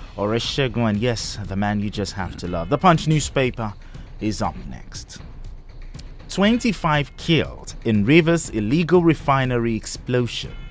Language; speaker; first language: English; non-native, local second language; Yoruba